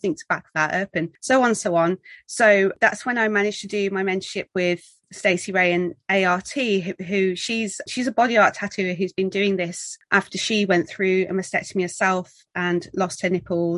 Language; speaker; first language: English; native; English